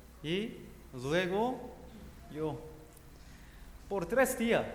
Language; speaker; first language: Spanish; non-native, learner; Korean